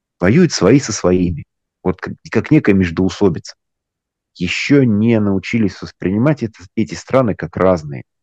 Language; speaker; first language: Russian; native; Russian